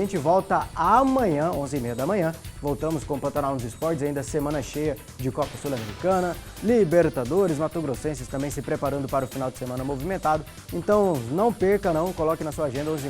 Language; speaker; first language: Portuguese; native; Portuguese